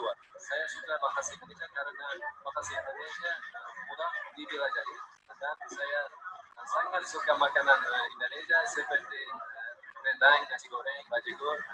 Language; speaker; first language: Indonesian; non-native, learner; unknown